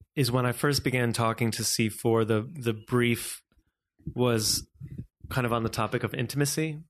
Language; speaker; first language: English; native; English